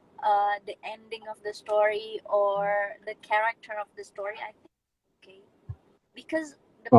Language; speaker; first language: English; non-native, fluent; Indonesian